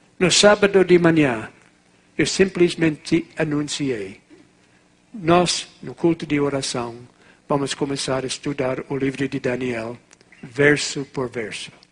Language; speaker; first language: Portuguese; non-native, fluent; English